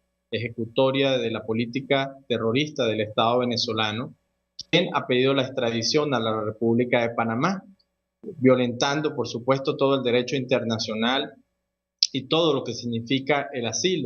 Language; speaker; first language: Spanish; native; Spanish